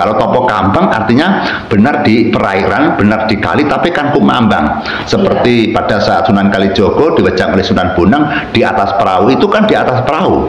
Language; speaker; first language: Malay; non-native, local second language; Javanese